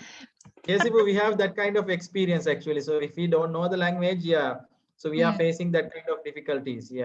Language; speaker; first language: English; non-native, fluent; Sinhala